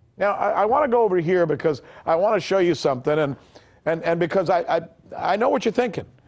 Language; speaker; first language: English; early bilingual, other home language; Spanish